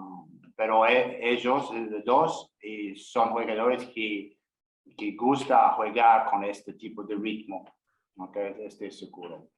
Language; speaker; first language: Spanish; non-native, learner; English